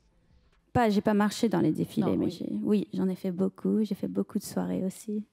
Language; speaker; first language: French; early bilingual, heritage; French